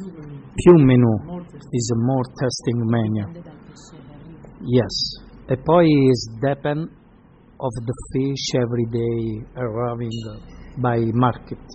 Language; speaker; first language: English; non-native, learner; Italian